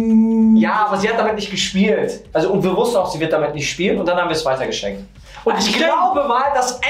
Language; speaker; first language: German; native; German